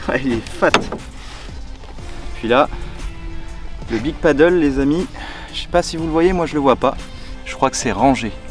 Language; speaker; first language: French; native; French